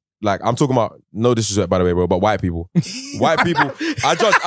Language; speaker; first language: English; native; English